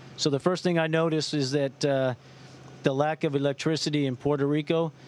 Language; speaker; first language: English; early bilingual, other home language; Spanish